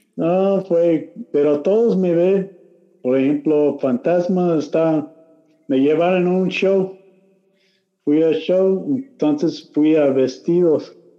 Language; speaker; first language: Spanish; non-native, learner; English